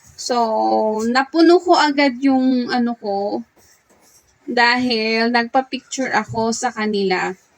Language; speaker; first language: Filipino; native; Filipino